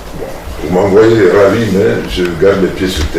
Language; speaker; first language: French; non-native, local second language; Bambara